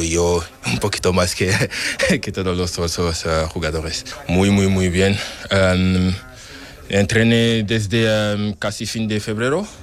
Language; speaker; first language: Spanish; non-native, fluent; French